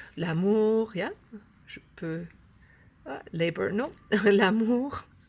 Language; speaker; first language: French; non-native, learner; German